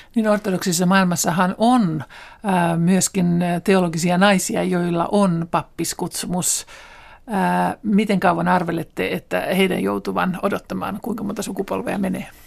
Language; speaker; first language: Finnish; native; Finnish